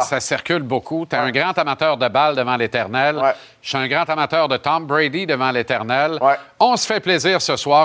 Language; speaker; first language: French; native; French